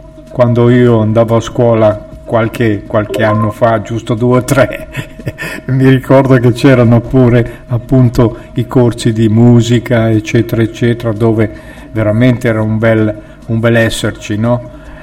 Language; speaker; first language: Italian; native; Italian